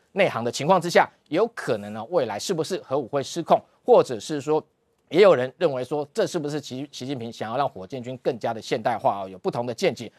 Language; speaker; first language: Chinese; native; Chinese